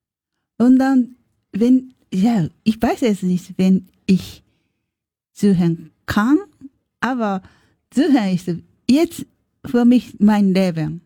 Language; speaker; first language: German; non-native, learner; Japanese